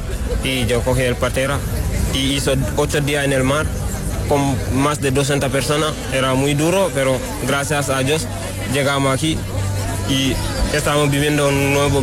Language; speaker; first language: Spanish; non-native, learner; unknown